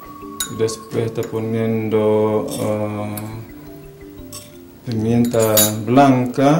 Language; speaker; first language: Spanish; non-native, fluent; Indonesian